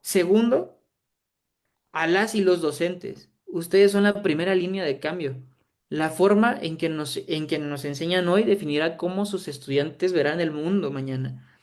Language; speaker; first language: Spanish; native; Spanish